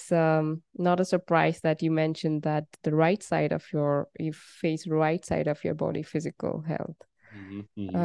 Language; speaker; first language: English; non-native, local second language; Bangla